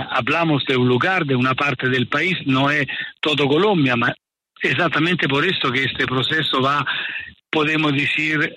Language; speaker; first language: Spanish; non-native, fluent; Italian